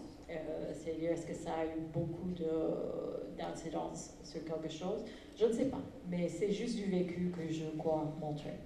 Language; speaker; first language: French; non-native, fluent; English